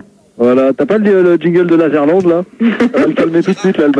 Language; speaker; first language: French; native; French